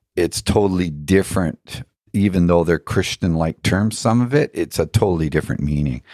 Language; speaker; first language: English; native; English